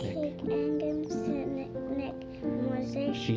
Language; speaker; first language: Hungarian; early bilingual, heritage; Hungarian